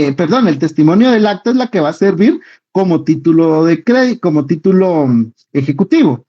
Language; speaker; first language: Spanish; native; Spanish